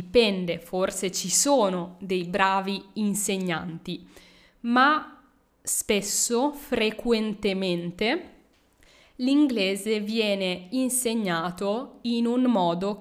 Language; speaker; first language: Italian; native; Italian